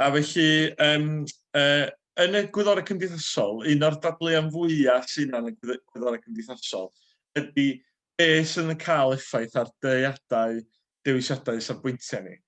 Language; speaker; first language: Welsh; native; Welsh